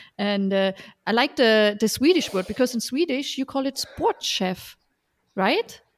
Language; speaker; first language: English; non-native, fluent; German